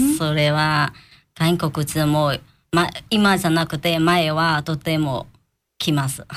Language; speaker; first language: Japanese; non-native, learner; Burmese